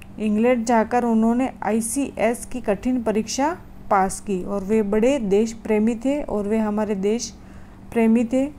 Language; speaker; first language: Hindi; non-native, local second language; Gujarati